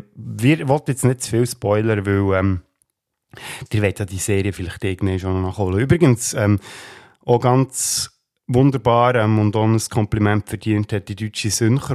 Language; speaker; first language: German; native; German